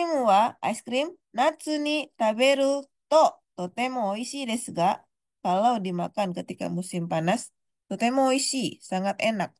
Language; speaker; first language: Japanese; non-native, fluent; Indonesian